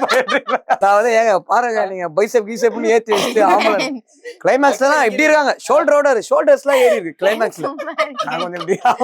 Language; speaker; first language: Tamil; native; Tamil